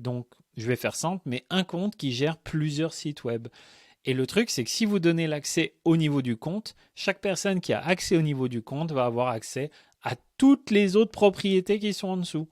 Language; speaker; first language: French; native; French